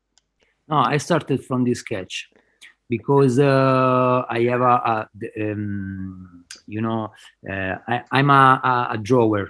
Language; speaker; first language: English; non-native, fluent; Spanish